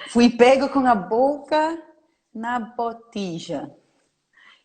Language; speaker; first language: Portuguese; non-native, learner; English